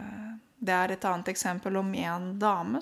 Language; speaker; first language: Norwegian; non-native, fluent; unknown